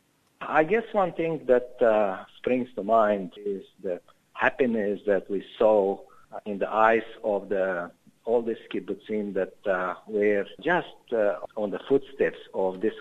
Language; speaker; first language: English; non-native, fluent; Romanian